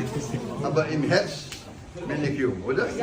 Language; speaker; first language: German; non-native, fluent; Indonesian